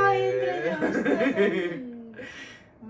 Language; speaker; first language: Mongolian; native; Mongolian